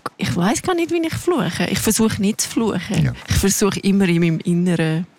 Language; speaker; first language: German; non-native, local second language; Romansh